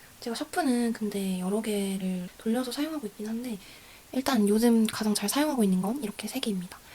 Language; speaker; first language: Korean; native; Korean